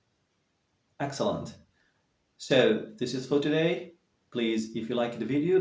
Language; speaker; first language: English; non-native, fluent; Arabic